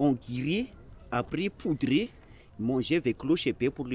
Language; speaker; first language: French; non-native, local second language; Malagasy